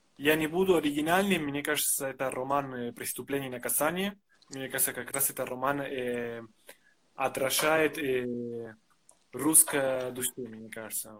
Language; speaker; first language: Russian; non-native, fluent; Spanish